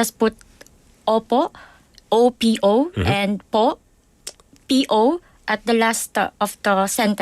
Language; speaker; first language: English; non-native, local second language; Filipino